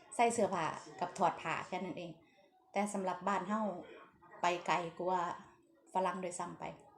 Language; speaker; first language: Thai; non-native, local second language; Northeastern Thai